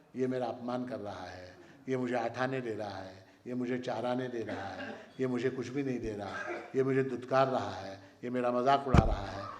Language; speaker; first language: Hindi; non-native, local second language; Marathi